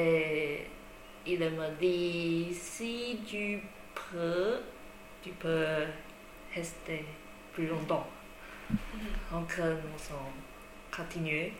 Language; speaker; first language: French; non-native, learner; Chinese